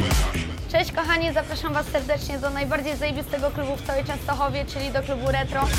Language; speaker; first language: Polish; native; Polish